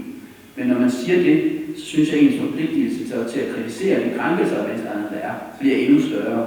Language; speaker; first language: Danish; native; Danish